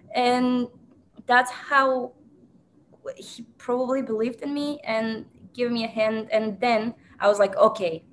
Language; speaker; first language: English; non-native, fluent; Bulgarian